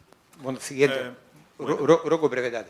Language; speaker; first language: Spanish; native; Spanish